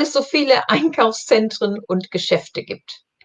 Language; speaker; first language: German; non-native, learner; English